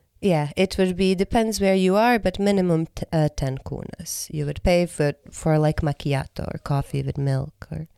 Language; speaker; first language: English; non-native, fluent; Croatian